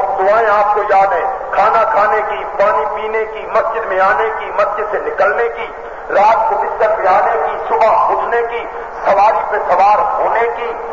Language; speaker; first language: Urdu; non-native, local second language; Punjabi